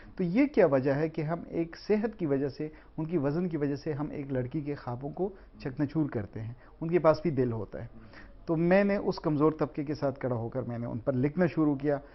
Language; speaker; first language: Urdu; non-native, local second language; Pashto